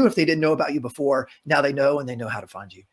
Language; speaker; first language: English; native; English